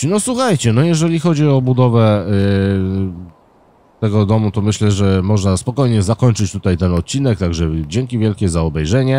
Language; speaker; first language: Polish; native; Polish